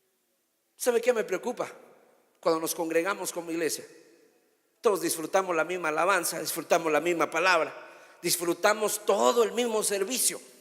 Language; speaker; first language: Spanish; native; Spanish